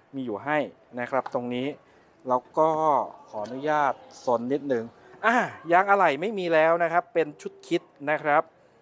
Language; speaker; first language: Thai; native; Thai